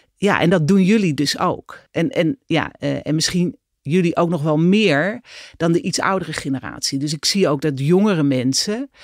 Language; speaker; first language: Dutch; native; Dutch